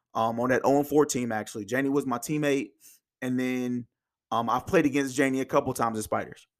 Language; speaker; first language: English; native; English